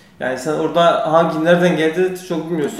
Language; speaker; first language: Turkish; non-native, learner; Kurdish